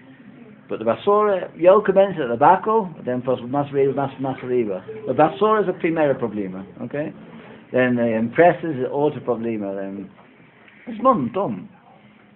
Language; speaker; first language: Spanish; non-native, learner; English